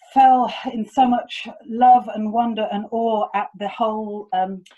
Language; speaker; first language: English; native; English